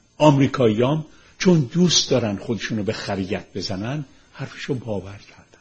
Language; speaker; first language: Persian; native; Persian